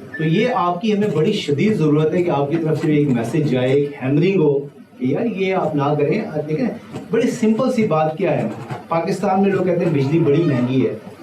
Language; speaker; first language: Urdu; non-native, local second language; Punjabi